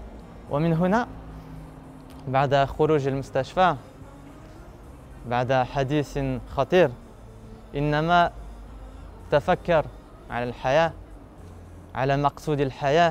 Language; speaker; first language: Arabic; non-native, learner; French